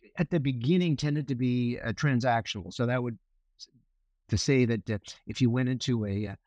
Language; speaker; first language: English; native; English